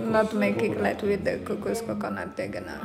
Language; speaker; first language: English; non-native, learner; Indonesian